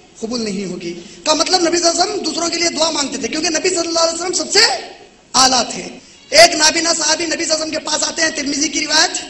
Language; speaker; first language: Urdu; native; Urdu